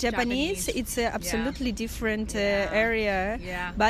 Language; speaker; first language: English; non-native, fluent; Russian